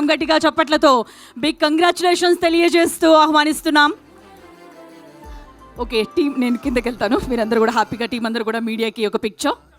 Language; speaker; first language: Telugu; native; Telugu